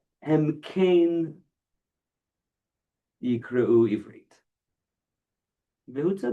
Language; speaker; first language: Hebrew; non-native, fluent; English